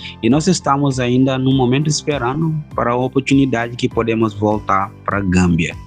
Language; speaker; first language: Portuguese; non-native, fluent; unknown